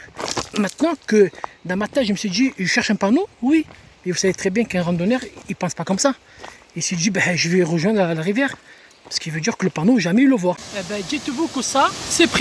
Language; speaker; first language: French; native; French